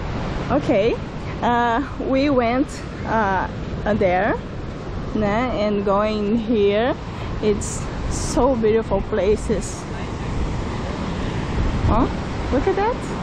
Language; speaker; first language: English; non-native, learner; Portuguese